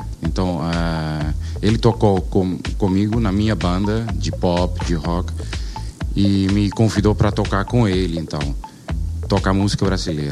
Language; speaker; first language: Portuguese; non-native, learner; Dutch